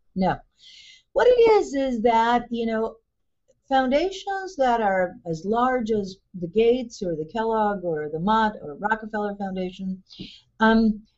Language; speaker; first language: English; early bilingual, other home language; Spanish